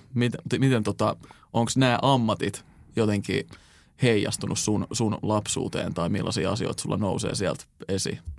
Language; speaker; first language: Finnish; native; Finnish